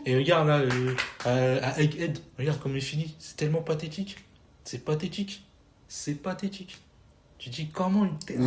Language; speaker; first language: French; native; French